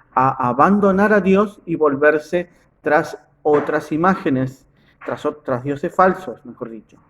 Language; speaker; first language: Spanish; native; Spanish